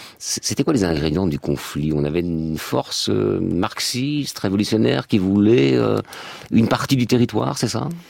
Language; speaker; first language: French; native; French